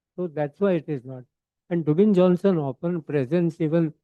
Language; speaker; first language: English; non-native, local second language; Marathi